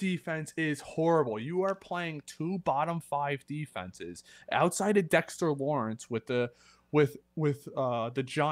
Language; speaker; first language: English; native; English